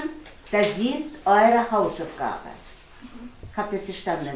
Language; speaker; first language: German; non-native, fluent; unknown